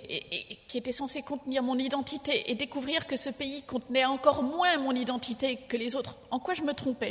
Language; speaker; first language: French; native; French